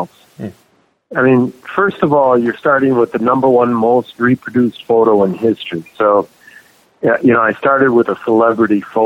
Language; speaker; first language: English; native; English